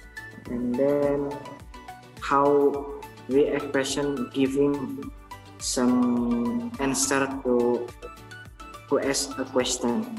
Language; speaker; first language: English; non-native, learner; Indonesian